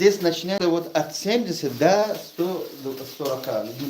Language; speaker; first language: Russian; non-native, learner; Tajik